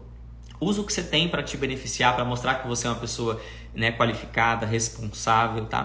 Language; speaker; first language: Portuguese; native; Portuguese